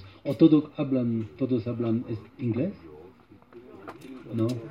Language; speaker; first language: Spanish; non-native, learner; Polish